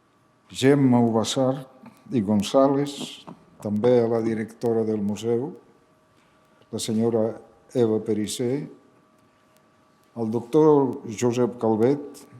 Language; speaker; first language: Catalan; early bilingual, heritage; Catalan